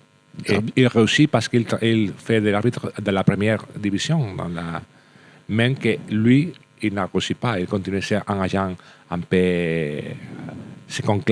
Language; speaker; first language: French; non-native, learner; Spanish